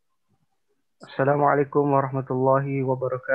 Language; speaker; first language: Indonesian; native; Indonesian